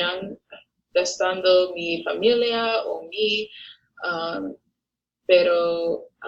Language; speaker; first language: Spanish; non-native, learner; English